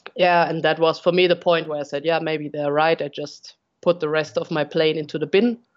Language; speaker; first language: English; non-native, fluent; German